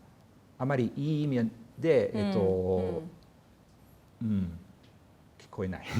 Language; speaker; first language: Japanese; non-native, fluent; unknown